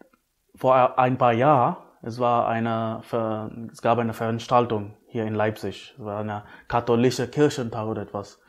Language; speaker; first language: German; non-native, fluent; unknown